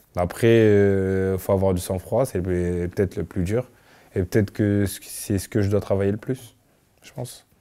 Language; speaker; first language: French; native; French